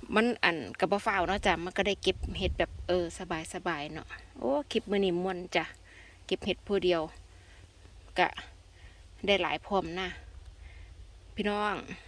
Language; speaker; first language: Thai; native; Thai